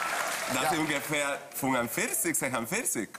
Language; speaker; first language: German; non-native, fluent; Spanish